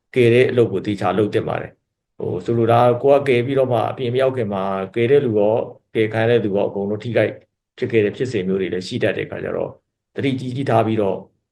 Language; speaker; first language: Burmese; native; Burmese